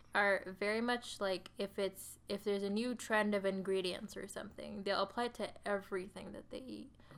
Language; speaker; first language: English; early bilingual, other home language; Sinhala